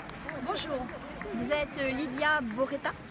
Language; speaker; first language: French; native; French